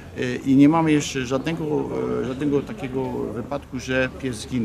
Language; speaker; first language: Polish; early bilingual, heritage; Polish